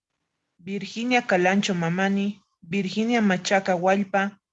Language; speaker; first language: Spanish; native; Spanish